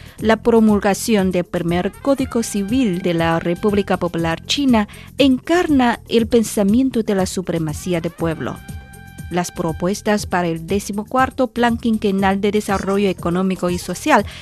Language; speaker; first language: Spanish; non-native, fluent; Chinese